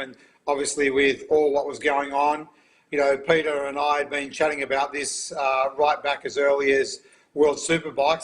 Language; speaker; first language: English; native; English